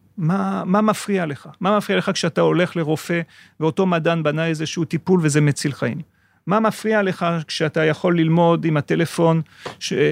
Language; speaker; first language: Hebrew; non-native, fluent; French